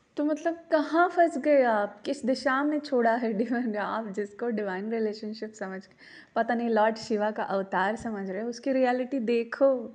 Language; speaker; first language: Hindi; non-native, local second language; Marathi